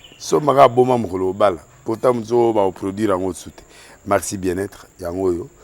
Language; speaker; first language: Lingala; native; Lingala